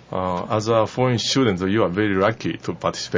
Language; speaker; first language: English; non-native, learner; Japanese